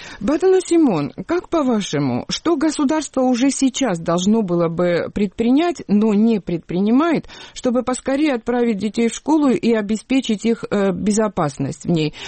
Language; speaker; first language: Russian; non-native, local second language; Georgian